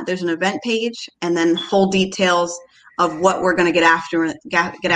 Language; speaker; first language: English; native; English